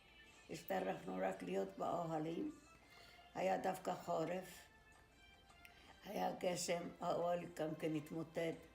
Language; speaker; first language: Hebrew; non-native, fluent; Arabic